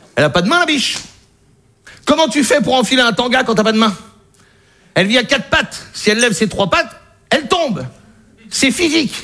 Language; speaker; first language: French; native; French